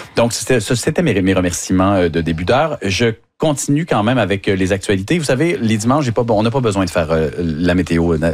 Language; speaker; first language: French; native; French